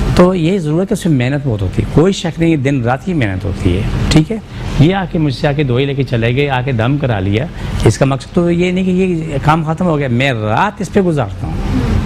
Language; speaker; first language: Urdu; non-native, local second language; Pashto